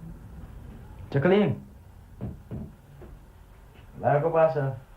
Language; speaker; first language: Dutch; early bilingual, other home language; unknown